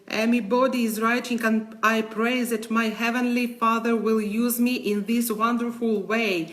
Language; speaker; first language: English; non-native, learner; Ukrainian